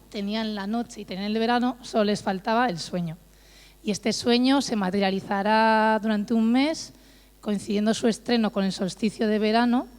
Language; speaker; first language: Spanish; native; Spanish